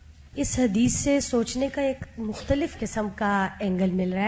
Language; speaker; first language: Urdu; native; Urdu